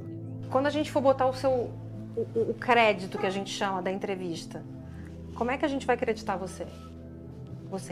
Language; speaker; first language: Portuguese; native; Portuguese